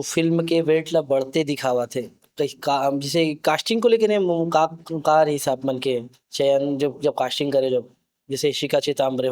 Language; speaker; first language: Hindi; non-native, local second language; Chhattisgarhi